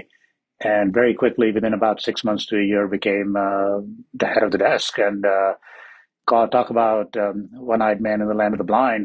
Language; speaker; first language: English; non-native, local second language; Hindi